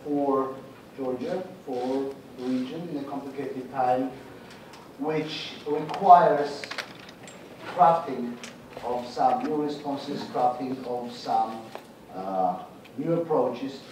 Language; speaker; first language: English; non-native, fluent; Georgian